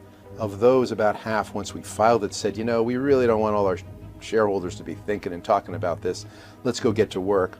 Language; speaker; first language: English; native; English